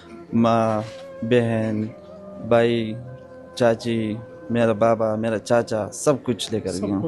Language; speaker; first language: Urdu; non-native, local second language; Pashto